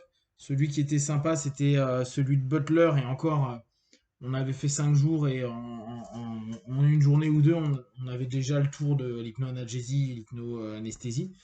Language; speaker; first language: French; native; French